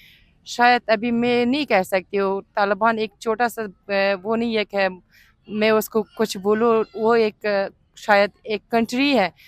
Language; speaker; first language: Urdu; non-native, fluent; Persian